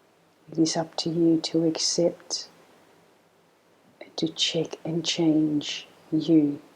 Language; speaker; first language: English; native; English